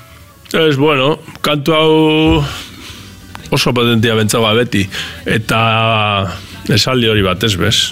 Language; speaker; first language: Basque; native; Basque